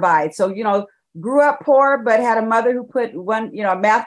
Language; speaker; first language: English; native; English